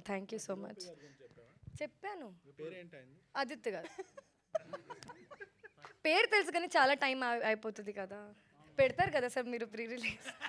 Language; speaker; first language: Telugu; non-native, fluent; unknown